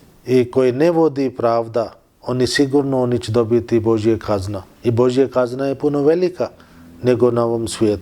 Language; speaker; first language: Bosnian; non-native, learner; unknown